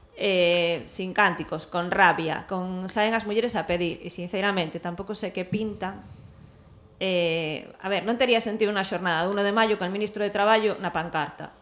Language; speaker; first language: Galician; non-native, local second language; Spanish